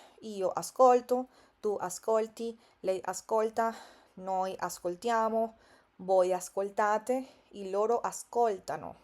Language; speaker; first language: Italian; non-native, fluent; Spanish